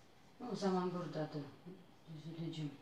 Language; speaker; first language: Turkish; non-native, learner; Russian